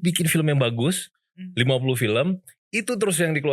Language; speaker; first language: Indonesian; native; Indonesian